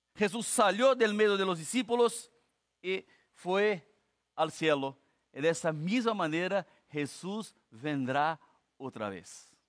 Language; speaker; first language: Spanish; non-native, fluent; Portuguese